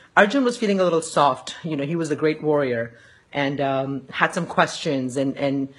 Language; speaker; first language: English; early bilingual, other home language; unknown